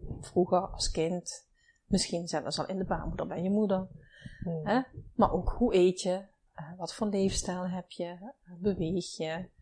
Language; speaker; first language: Dutch; native; Dutch